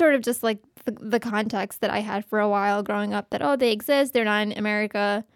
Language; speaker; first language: English; early bilingual, other home language; Urdu